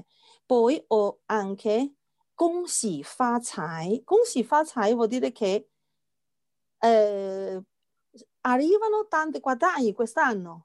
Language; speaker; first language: Italian; non-native, learner; Chinese